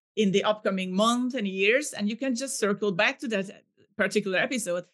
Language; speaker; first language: English; non-native, fluent; Hungarian